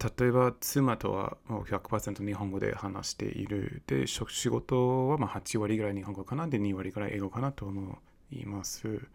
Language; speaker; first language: Japanese; non-native, fluent; English